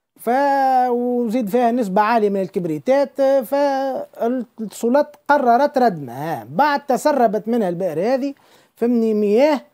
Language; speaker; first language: Arabic; native; Arabic